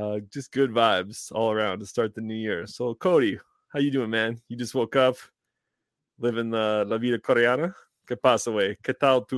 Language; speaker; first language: English; native; English